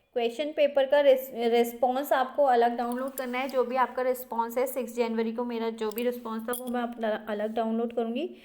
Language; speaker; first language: Hindi; native; Hindi